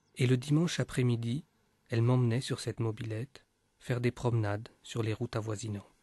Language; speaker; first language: French; native; French